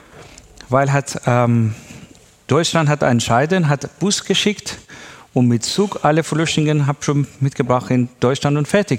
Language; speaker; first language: German; non-native, learner; Persian